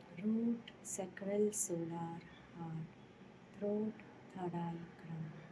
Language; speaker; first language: Hindi; native; Hindi